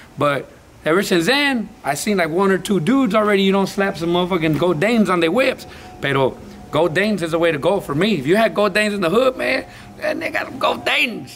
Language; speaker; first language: English; early bilingual, other home language; Spanish